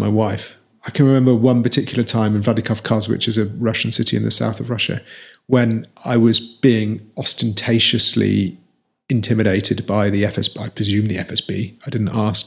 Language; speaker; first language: English; native; English